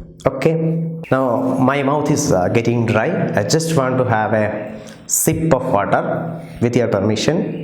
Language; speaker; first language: English; non-native, local second language; Malayalam